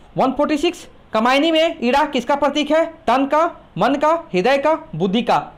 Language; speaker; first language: Hindi; native; Hindi